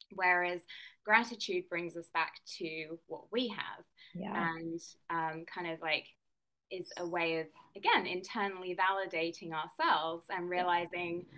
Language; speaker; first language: English; native; English